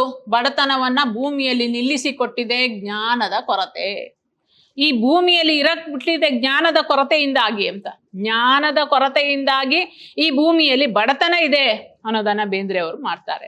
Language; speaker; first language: Kannada; native; Kannada